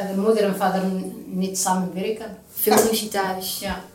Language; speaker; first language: Dutch; non-native, learner; Arabic